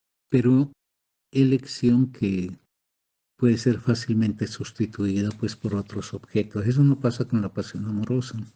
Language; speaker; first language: Spanish; native; Spanish